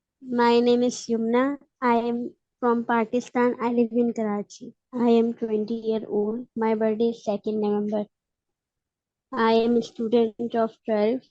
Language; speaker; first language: English; non-native, learner; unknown